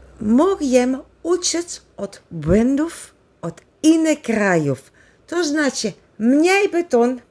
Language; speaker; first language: Polish; non-native, learner; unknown